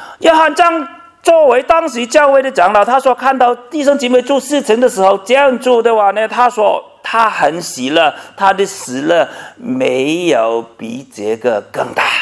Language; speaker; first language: Chinese; non-native, local second language; Cantonese